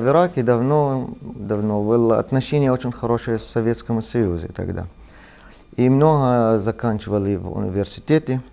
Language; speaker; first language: Russian; non-native, learner; Arabic